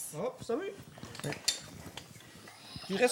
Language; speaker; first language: French; non-native, fluent; Dutch